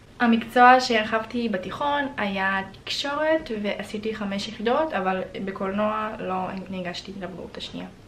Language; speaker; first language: Hebrew; early bilingual, other home language; Russian